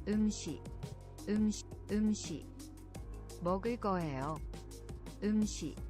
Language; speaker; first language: Korean; non-native, learner; English